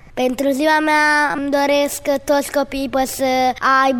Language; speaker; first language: Romanian; early bilingual, heritage; Romanian